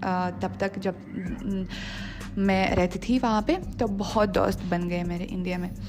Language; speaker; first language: Hindi; non-native, fluent; Russian